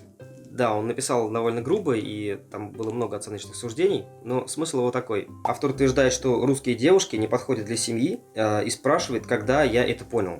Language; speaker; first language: Russian; native; Russian